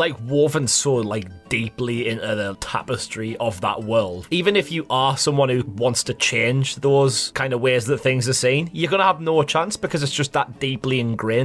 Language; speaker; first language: English; native; English